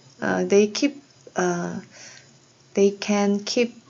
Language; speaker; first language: English; non-native, learner; Korean